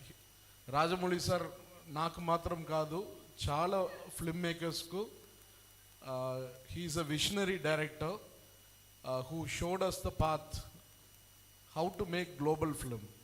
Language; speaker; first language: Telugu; non-native, fluent; Tamil